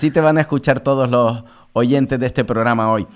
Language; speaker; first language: Spanish; native; Spanish